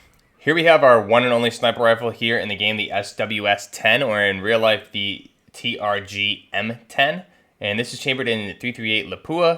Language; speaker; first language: English; native; English